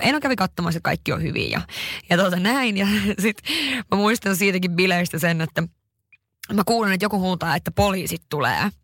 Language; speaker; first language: Finnish; early bilingual, heritage; Finnish